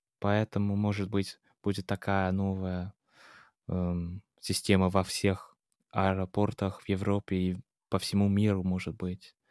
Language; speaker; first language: Russian; non-native, fluent; English